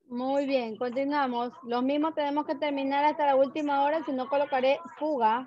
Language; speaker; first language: Spanish; native; Spanish